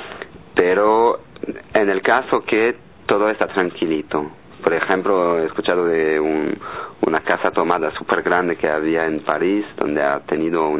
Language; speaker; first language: Spanish; non-native, fluent; French